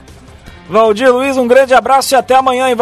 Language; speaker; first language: Portuguese; native; Portuguese